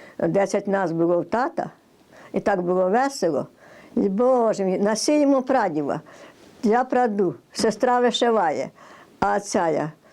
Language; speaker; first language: Ukrainian; native; Ukrainian